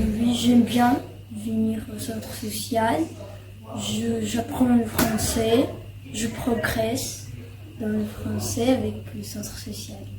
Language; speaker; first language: French; early bilingual, other home language; Chechen